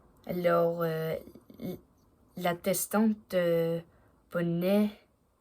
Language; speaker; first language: French; non-native, learner; Danish